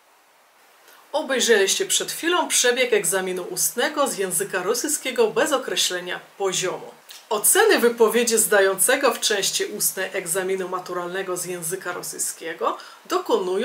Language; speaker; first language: Polish; native; Polish